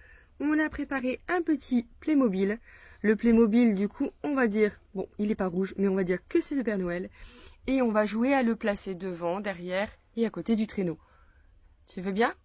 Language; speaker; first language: French; native; French